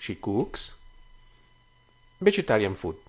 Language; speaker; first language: English; non-native, fluent; Spanish